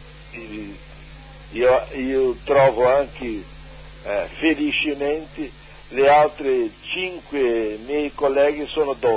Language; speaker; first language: Italian; non-native, fluent; Portuguese